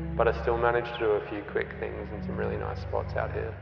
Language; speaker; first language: English; native; English